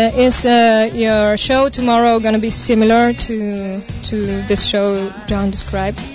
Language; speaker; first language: English; non-native, fluent; Spanish